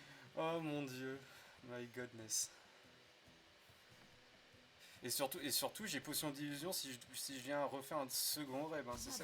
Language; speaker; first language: French; native; French